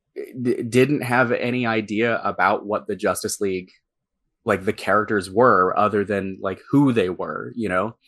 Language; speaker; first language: English; native; English